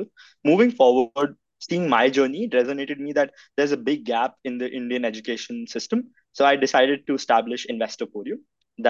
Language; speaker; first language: English; non-native, local second language; Hindi